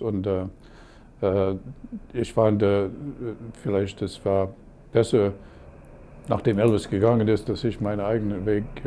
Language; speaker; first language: German; non-native, fluent; English